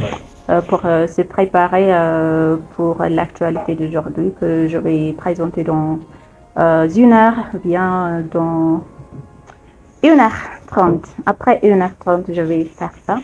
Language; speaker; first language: French; non-native, fluent; Amharic